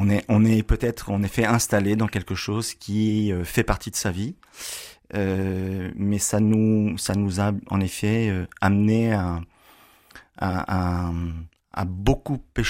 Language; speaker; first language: French; native; French